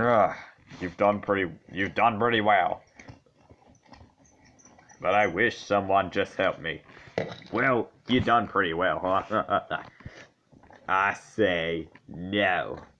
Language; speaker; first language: English; native; English